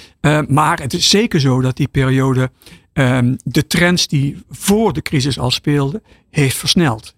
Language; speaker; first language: Dutch; native; Dutch